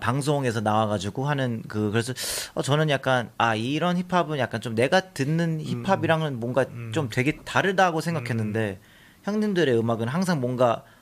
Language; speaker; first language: Korean; early bilingual, other home language; English